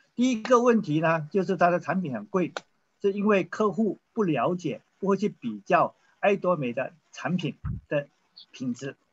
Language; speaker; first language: Chinese; native; Chinese